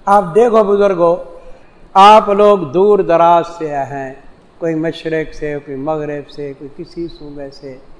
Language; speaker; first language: Urdu; non-native, local second language; Saraiki